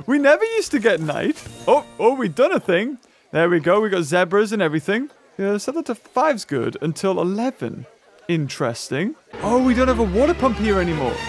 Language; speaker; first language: English; native; English